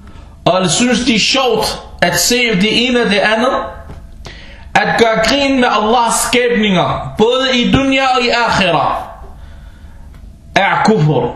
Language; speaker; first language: Danish; early bilingual, other home language; Arabic